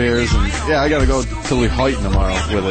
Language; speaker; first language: English; native; English